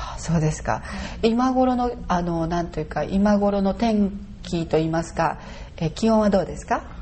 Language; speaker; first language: Japanese; native; Japanese